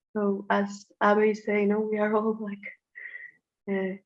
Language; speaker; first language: English; non-native, fluent; Spanish